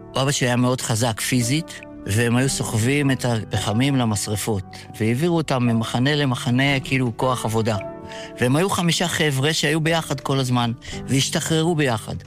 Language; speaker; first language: Hebrew; early bilingual, other home language; Yiddish